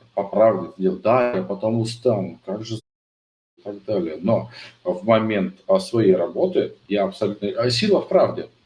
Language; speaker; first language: Russian; native; Russian